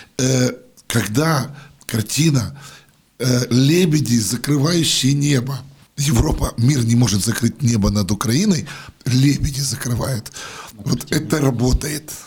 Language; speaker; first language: Russian; native; Russian